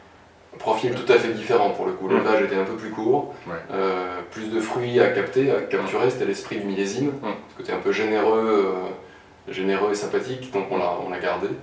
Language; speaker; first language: French; native; French